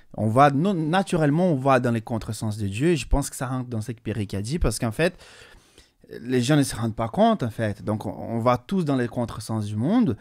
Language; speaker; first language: French; non-native, fluent; Portuguese